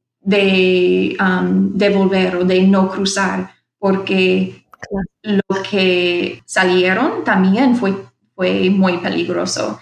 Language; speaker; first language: Spanish; non-native, fluent; English